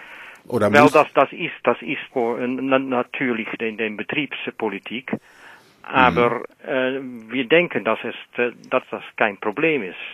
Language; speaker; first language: German; non-native, learner; Dutch